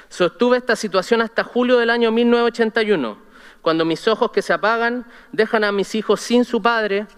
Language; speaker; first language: Spanish; native; Spanish